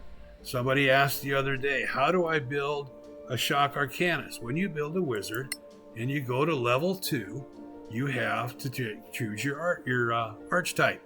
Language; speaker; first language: English; native; English